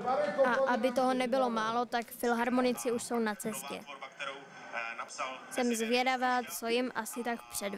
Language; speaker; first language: Czech; native; Czech